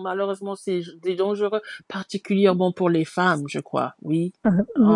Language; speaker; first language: French; non-native, fluent; English